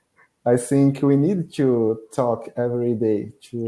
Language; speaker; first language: English; non-native, learner; Portuguese